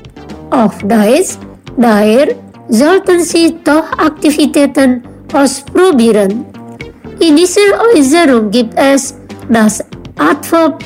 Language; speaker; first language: German; non-native, fluent; Indonesian